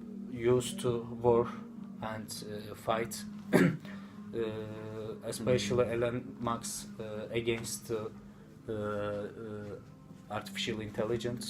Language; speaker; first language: English; non-native, learner; Turkish